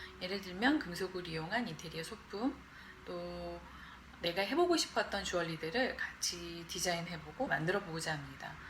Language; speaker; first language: Korean; native; Korean